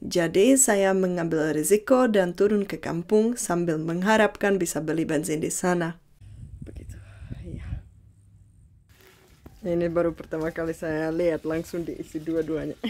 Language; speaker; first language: Indonesian; non-native, fluent; Czech